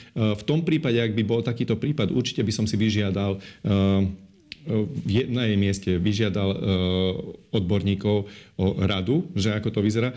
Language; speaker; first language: Slovak; non-native, local second language; Hungarian